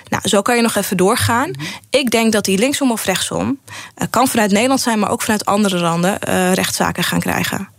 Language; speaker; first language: Dutch; early bilingual, other home language; Arabic